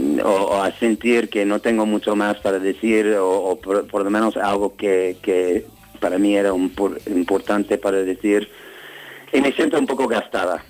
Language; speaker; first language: Spanish; non-native, fluent; English